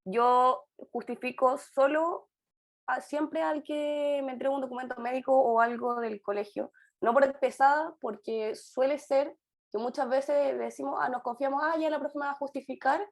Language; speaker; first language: Spanish; native; Spanish